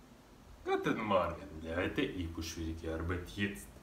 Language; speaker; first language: German; non-native, learner; Russian